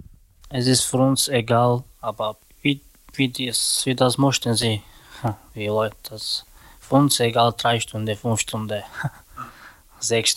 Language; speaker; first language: German; non-native, learner; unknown